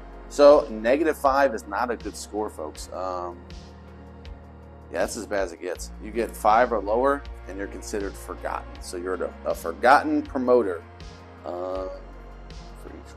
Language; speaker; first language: English; native; English